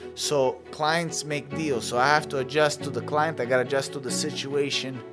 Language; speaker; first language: English; early bilingual, other home language; Italian